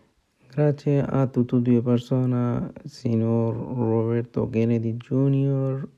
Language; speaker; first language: Italian; non-native, learner; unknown